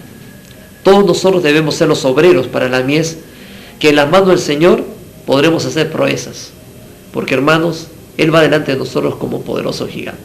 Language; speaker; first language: Spanish; native; Spanish